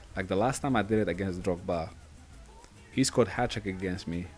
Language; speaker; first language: English; non-native, fluent; Dutch